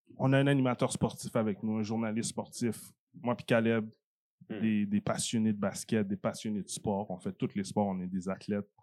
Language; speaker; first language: French; native; French